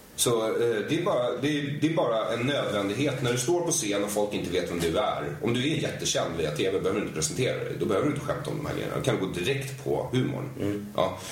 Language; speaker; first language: Swedish; native; Swedish